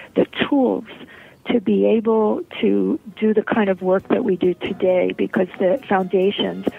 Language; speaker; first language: English; early bilingual, heritage; Polish